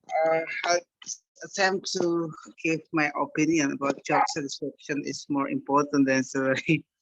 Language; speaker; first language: English; non-native, learner; Indonesian